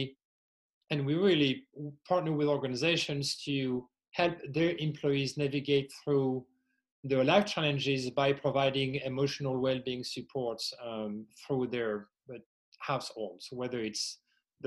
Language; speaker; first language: English; non-native, fluent; French